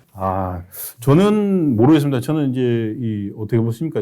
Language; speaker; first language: Korean; native; Korean